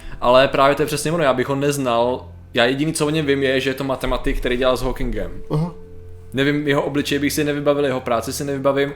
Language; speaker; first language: Czech; native; Czech